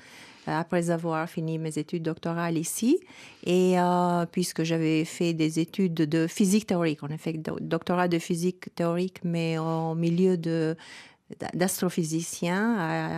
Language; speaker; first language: French; non-native, fluent; Albanian